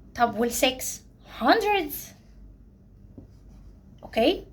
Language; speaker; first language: Arabic; native; Arabic